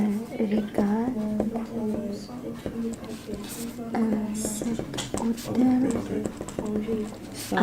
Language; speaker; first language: French; non-native, learner; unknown